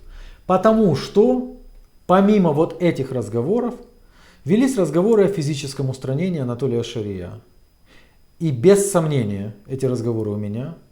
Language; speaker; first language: Russian; native; Russian